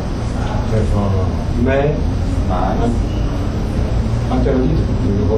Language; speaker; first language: French; non-native, fluent; Japanese